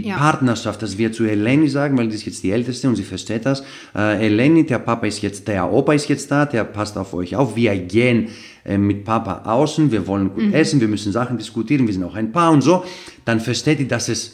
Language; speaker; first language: German; non-native, fluent; Greek